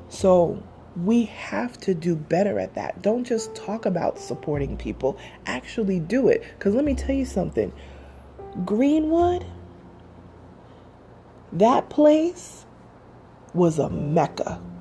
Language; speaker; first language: English; native; English